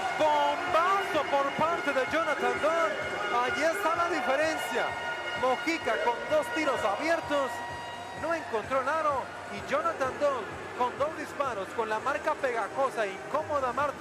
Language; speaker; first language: Spanish; native; Spanish